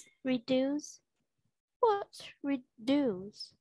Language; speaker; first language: English; non-native, learner; Vietnamese